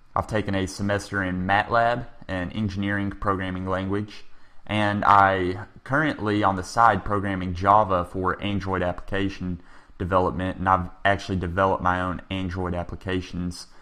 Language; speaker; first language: English; native; English